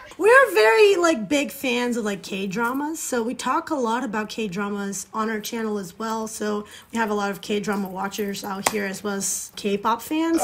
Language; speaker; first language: English; non-native, fluent; Portuguese